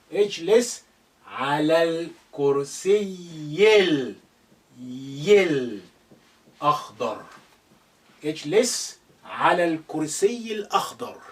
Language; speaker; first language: Arabic; non-native, fluent; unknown